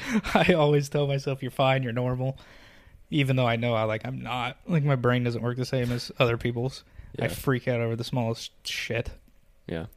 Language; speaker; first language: English; native; English